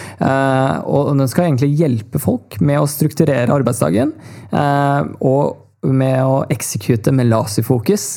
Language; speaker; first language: Norwegian; early bilingual, other home language; Tamil